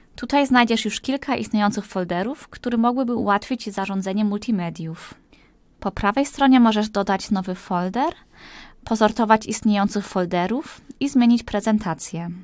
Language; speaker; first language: Polish; early bilingual, heritage; Polish